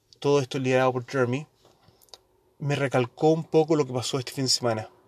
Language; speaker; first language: Spanish; early bilingual, heritage; Spanish